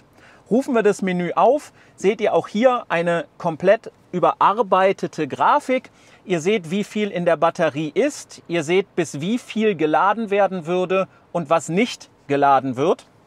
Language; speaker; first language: German; native; German